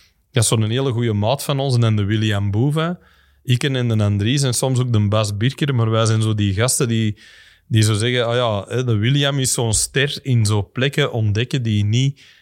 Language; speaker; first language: Dutch; non-native, local second language; English